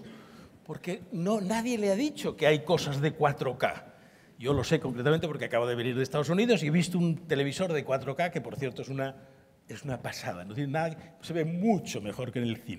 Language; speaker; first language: Spanish; native; Spanish